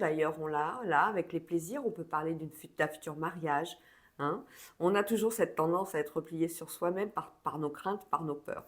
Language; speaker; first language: French; native; French